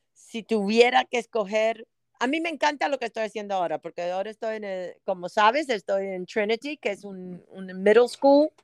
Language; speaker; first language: Spanish; native; Spanish